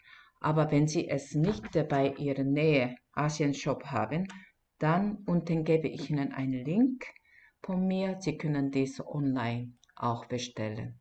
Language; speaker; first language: German; non-native, fluent; Korean